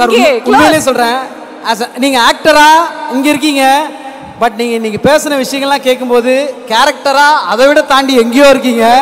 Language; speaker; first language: Tamil; native; Tamil